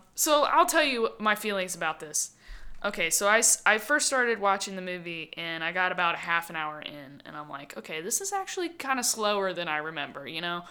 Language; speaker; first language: English; native; English